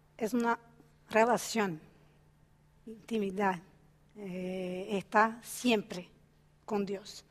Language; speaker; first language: Spanish; non-native, fluent; Portuguese